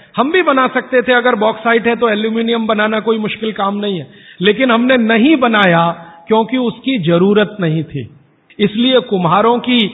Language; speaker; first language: Hindi; native; Hindi